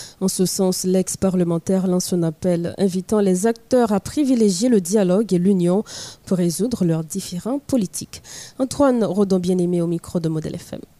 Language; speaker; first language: French; non-native, local second language; Haitian Creole